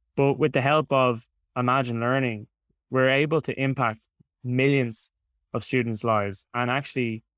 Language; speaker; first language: English; native; English